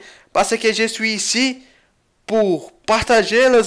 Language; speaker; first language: French; non-native, learner; Portuguese